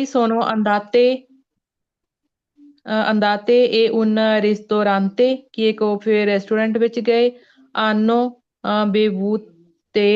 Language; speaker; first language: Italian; non-native, learner; Punjabi